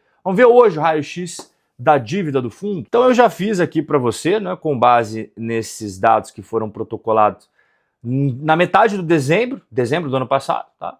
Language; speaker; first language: Portuguese; native; Portuguese